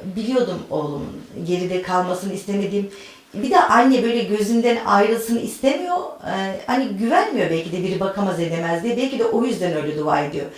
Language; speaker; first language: Turkish; native; Turkish